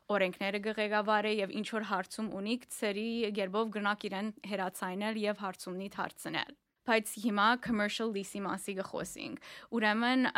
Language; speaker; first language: Armenian; early bilingual, heritage; Armenian